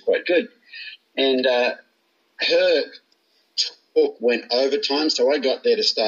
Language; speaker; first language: English; native; English